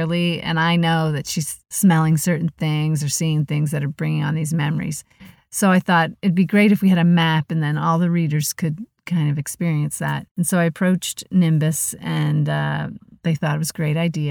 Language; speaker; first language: English; native; English